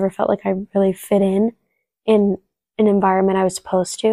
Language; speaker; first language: English; early bilingual, other home language; Spanish